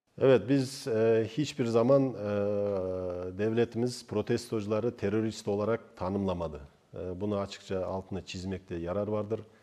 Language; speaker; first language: Turkish; non-native, fluent; Kazakh